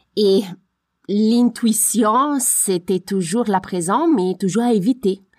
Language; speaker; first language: French; non-native, fluent; Italian